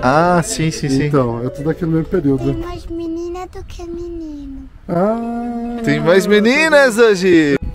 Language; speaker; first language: Portuguese; non-native, fluent; French